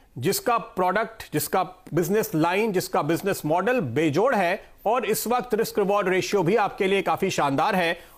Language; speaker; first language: Hindi; native; Hindi